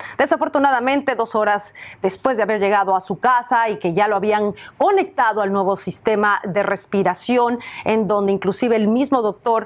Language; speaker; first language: Spanish; native; Spanish